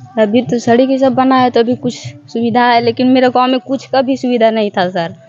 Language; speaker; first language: Hindi; native; Hindi